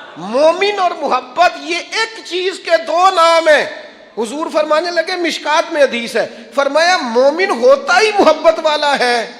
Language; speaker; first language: Urdu; non-native, local second language; Punjabi